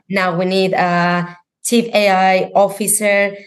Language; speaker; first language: English; non-native, fluent; Spanish